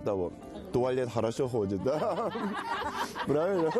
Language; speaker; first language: Russian; non-native, learner; Korean